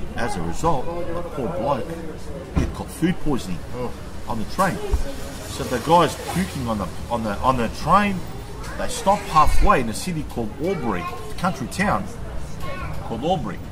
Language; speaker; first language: English; early bilingual, other home language; Greek